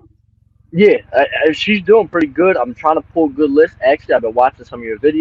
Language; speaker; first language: English; native; English